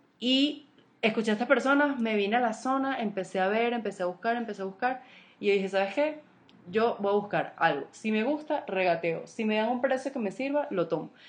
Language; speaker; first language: Spanish; native; Spanish